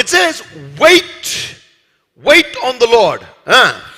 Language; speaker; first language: English; non-native, local second language; Tamil